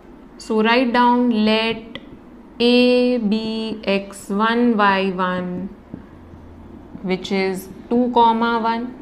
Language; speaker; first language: English; non-native, local second language; Hindi